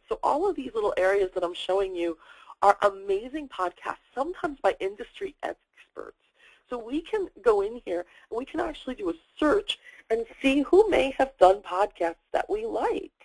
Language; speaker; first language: English; native; English